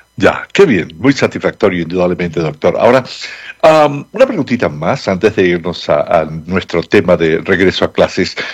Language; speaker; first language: Spanish; native; Spanish